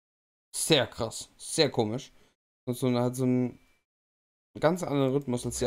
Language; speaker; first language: German; native; German